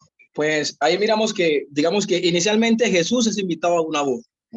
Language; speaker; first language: Spanish; native; Spanish